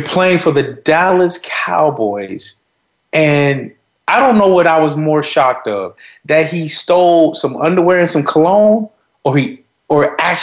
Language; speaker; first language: English; native; English